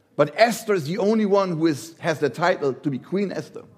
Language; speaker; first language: English; non-native, fluent; German